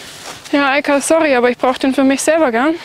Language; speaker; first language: German; native; German